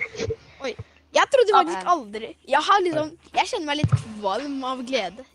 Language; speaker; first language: Norwegian; native; Norwegian